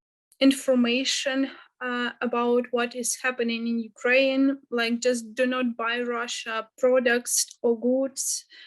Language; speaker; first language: English; non-native, fluent; Ukrainian